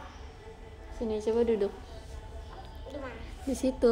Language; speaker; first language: Indonesian; native; Indonesian